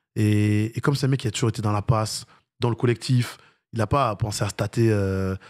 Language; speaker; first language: French; native; French